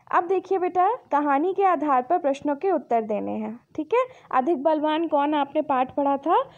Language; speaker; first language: Hindi; native; Hindi